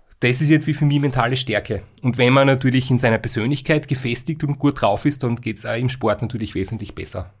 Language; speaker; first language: German; native; German